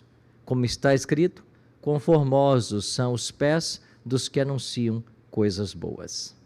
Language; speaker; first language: Portuguese; native; Portuguese